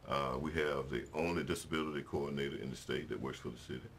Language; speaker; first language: English; native; English